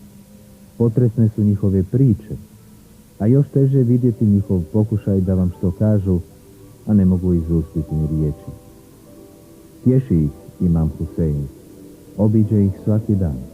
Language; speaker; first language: Bosnian; native; Bosnian